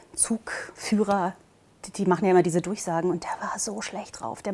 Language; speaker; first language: German; early bilingual, heritage; German